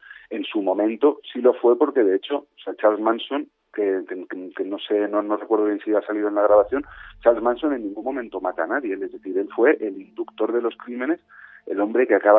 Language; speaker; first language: Spanish; native; Spanish